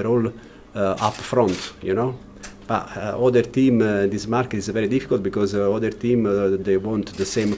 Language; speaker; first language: English; non-native, learner; Italian